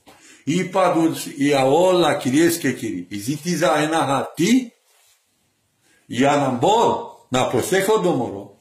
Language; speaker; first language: Greek; non-native, learner; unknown